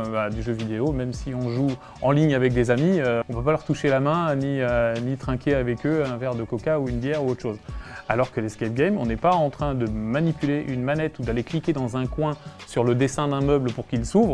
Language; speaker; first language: French; native; French